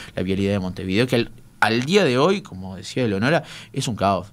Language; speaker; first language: Spanish; native; Spanish